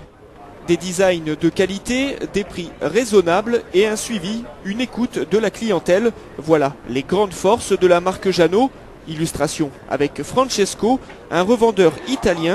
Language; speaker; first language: French; native; French